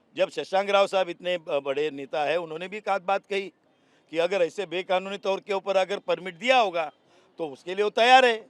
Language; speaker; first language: Hindi; non-native, local second language; Marathi